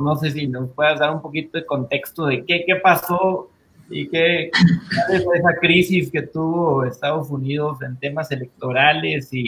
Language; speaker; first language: Spanish; native; Spanish